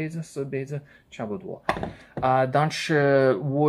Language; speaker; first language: Chinese; non-native, learner; English